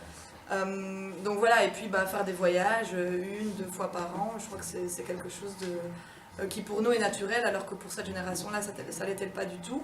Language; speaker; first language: French; native; French